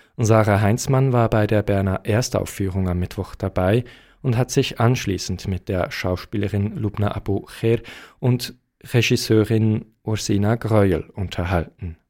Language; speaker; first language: German; native; German